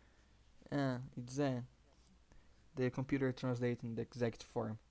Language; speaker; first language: English; non-native, learner; Portuguese